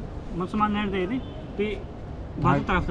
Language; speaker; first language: Turkish; non-native, fluent; Urdu